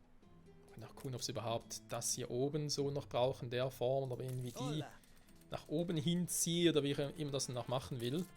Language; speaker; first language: German; native; German